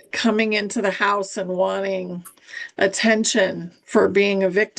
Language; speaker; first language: English; native; English